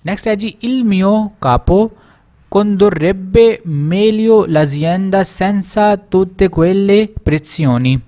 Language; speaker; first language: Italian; non-native, fluent; Urdu